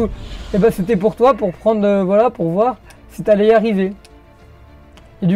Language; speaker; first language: French; native; French